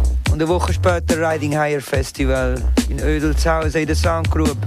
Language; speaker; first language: German; native; German